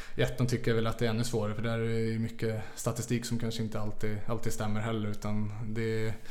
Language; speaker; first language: Swedish; native; Swedish